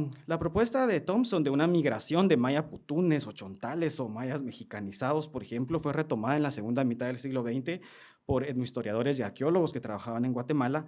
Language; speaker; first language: Spanish; native; Spanish